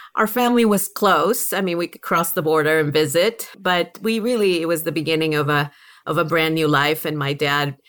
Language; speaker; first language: English; early bilingual, other home language; Spanish